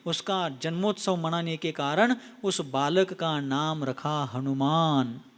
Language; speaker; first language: Hindi; non-native, local second language; Marathi